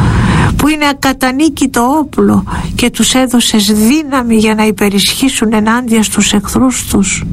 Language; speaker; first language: Greek; native; Greek